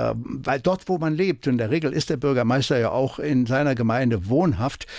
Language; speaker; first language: German; native; German